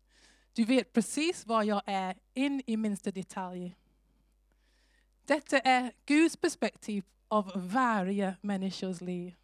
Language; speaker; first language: Swedish; non-native, fluent; English